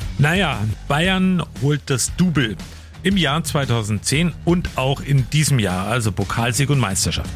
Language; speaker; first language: German; native; German